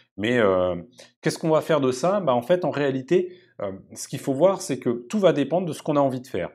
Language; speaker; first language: French; native; French